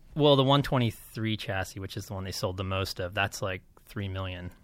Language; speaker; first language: English; native; English